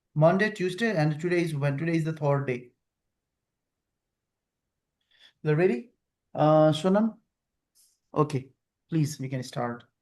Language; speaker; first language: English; non-native, fluent; Nepali